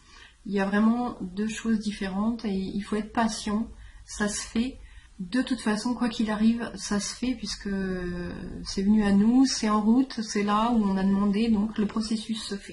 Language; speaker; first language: French; native; French